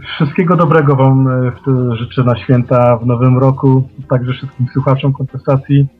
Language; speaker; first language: Polish; native; Polish